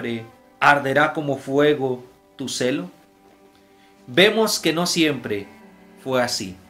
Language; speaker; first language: Spanish; native; Spanish